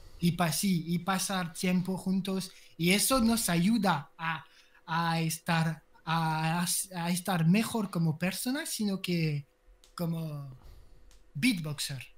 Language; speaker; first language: Spanish; non-native, learner; French